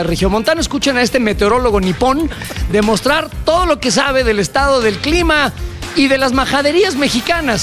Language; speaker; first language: Spanish; native; Spanish